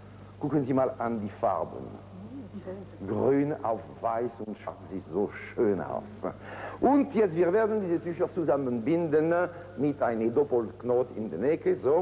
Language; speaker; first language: German; non-native, fluent; French